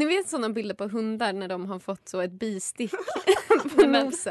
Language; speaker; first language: Swedish; native; Swedish